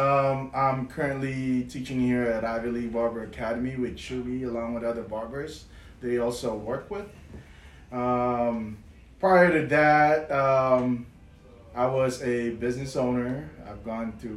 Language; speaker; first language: English; non-native, local second language; Filipino